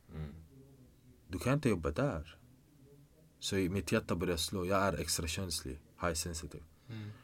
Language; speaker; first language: Swedish; non-native, fluent; Arabic